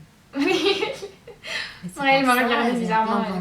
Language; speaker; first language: French; non-native, fluent; Russian